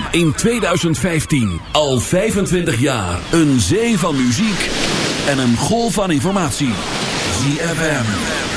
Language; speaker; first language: Dutch; native; Dutch